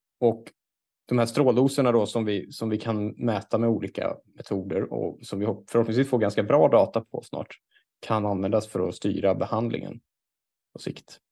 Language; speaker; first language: Swedish; native; Swedish